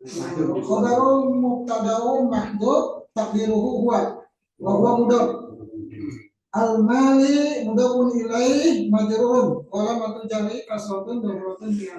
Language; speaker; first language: Arabic; non-native, learner; Indonesian